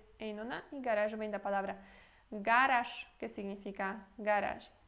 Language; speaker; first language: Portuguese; non-native, fluent; Polish